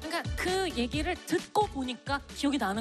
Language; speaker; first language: Korean; native; Korean